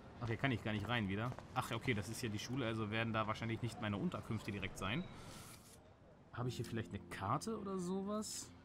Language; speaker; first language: German; native; German